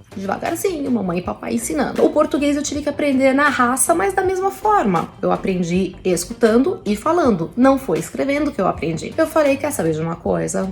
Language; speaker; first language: Portuguese; early bilingual, other home language; Italian